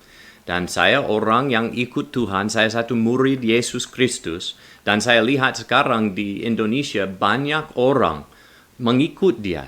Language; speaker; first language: Indonesian; non-native, learner; English